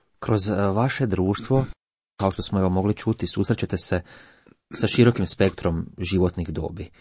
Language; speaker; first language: Croatian; native; Croatian